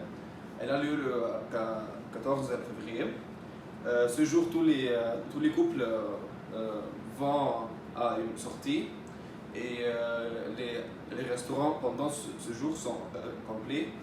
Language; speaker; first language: French; non-native, learner; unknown